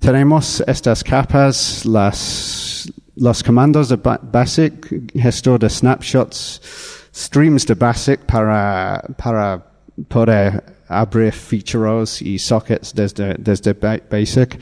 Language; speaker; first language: Spanish; non-native, fluent; English